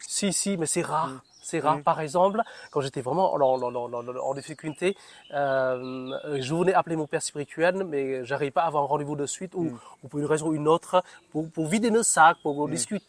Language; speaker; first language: French; non-native, fluent; Vietnamese